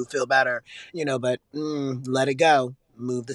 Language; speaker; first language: English; native; English